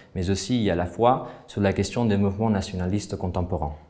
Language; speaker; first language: French; non-native, fluent; Spanish